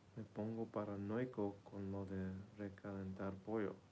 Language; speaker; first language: Spanish; early bilingual, heritage; Spanish